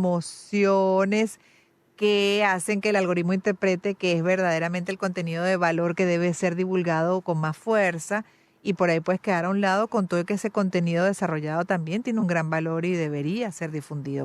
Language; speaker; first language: Spanish; native; Spanish